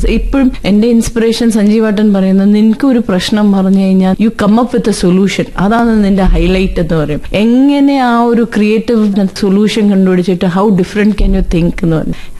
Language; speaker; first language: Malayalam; early bilingual, heritage; Malayalam